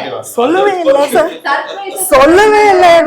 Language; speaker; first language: Tamil; non-native, fluent; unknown